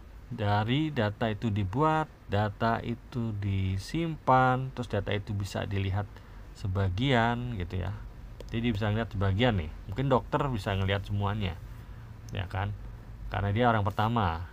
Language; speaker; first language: Indonesian; native; Indonesian